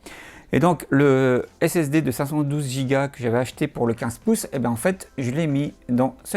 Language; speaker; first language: French; native; French